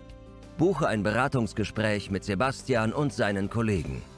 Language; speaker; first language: German; native; German